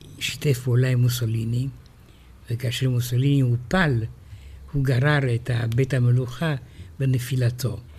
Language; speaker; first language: Hebrew; non-native, fluent; Romanian